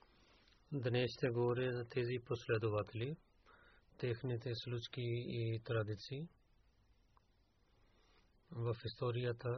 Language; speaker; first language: Bulgarian; non-native, learner; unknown